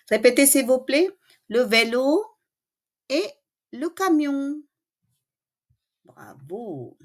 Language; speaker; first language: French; non-native, fluent; Filipino